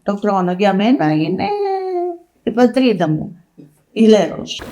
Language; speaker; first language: Greek; non-native, learner; Italian